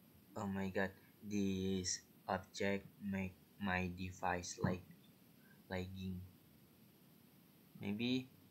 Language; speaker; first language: English; non-native, learner; Indonesian